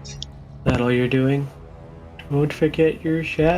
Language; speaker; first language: English; native; English